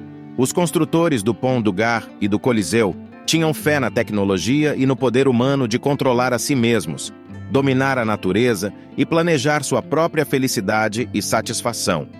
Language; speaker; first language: Portuguese; native; Portuguese